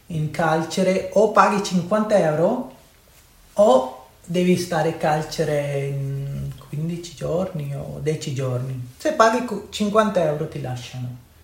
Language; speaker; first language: Italian; non-native, learner; Urdu